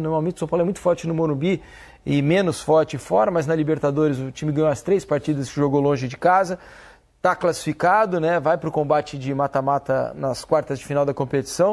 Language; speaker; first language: Portuguese; native; Portuguese